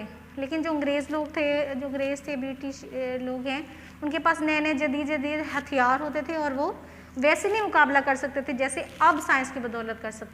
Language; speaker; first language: Hindi; non-native, local second language; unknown